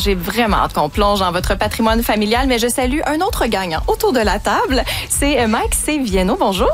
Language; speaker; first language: French; native; French